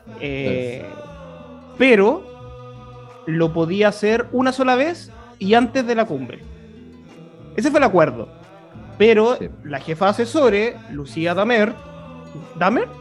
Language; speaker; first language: Spanish; native; Spanish